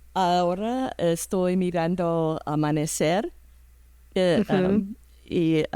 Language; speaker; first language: Spanish; early bilingual, heritage; English